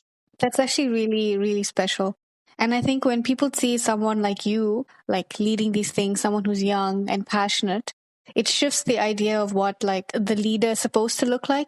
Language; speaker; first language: English; early bilingual, other home language; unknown